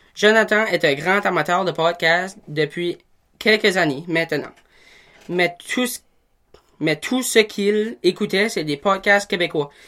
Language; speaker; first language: French; native; French